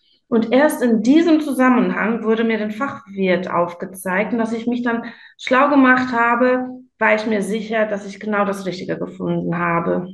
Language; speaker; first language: German; non-native, fluent; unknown